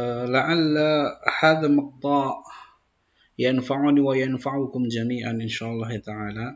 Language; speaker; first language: Arabic; non-native, fluent; Indonesian